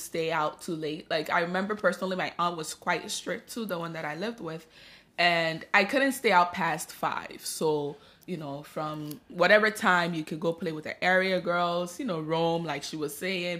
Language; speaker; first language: English; early bilingual, other home language; Akan